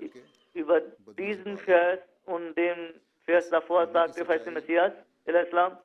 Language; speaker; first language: German; non-native, fluent; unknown